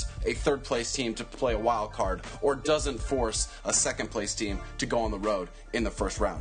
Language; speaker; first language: English; native; English